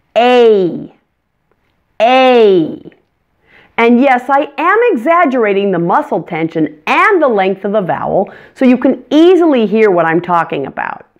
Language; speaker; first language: English; native; English